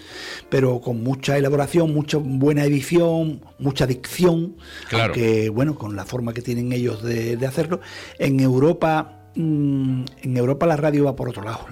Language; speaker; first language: Spanish; native; Spanish